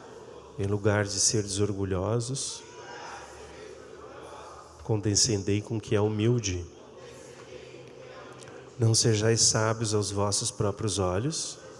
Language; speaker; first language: Portuguese; native; Portuguese